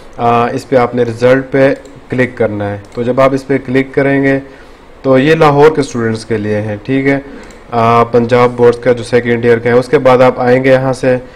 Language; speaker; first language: Urdu; native; Urdu